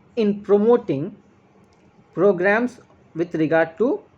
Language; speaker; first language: English; non-native, local second language; Tamil